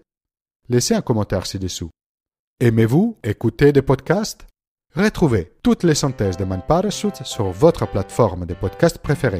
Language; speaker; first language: French; non-native, fluent; Italian